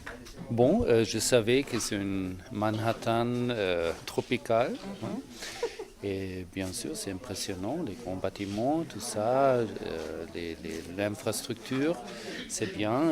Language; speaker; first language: French; non-native, fluent; German